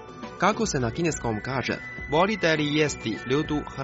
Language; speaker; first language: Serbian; non-native, fluent; Chinese